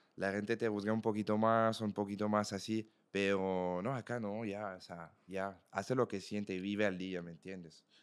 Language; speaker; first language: Spanish; non-native, fluent; French